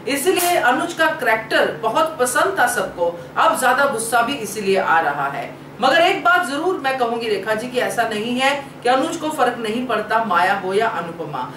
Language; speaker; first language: Hindi; native; Hindi